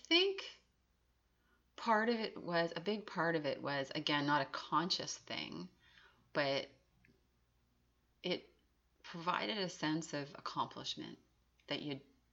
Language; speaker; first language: English; native; English